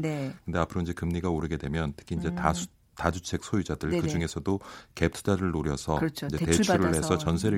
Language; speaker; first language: Korean; native; Korean